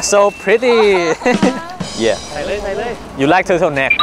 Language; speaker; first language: English; non-native, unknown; Thai